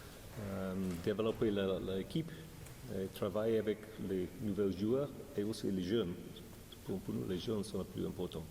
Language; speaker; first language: French; non-native, learner; English